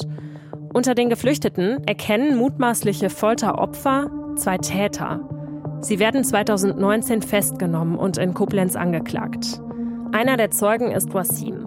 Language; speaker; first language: German; native; German